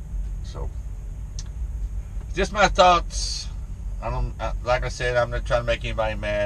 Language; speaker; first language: English; native; English